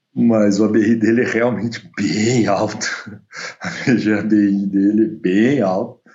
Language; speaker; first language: Portuguese; native; Portuguese